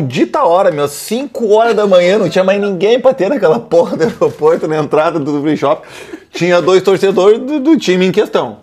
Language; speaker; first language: Portuguese; native; Portuguese